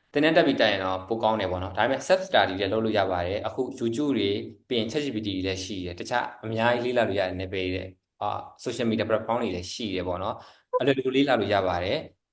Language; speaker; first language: Burmese; native; Burmese